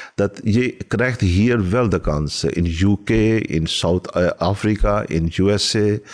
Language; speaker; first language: Dutch; non-native, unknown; Urdu